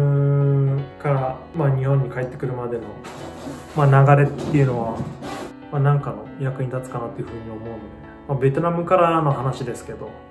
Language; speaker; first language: Japanese; native; Japanese